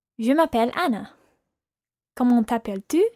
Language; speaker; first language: French; non-native, learner; English